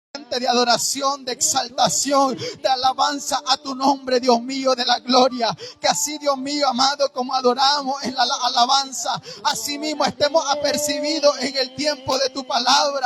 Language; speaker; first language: Spanish; native; Spanish